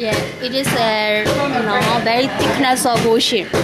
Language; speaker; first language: English; non-native, learner; Burmese